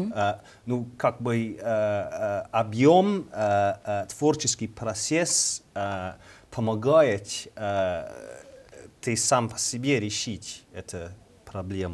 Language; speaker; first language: Russian; non-native, learner; English